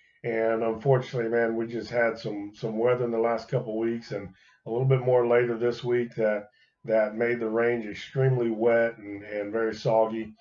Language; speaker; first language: English; native; English